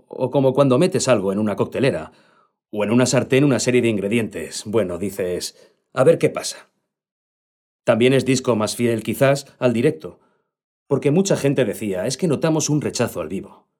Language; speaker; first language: Spanish; non-native, local second language; Catalan